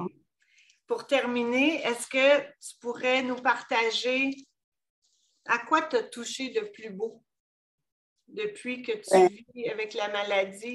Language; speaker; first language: French; native; French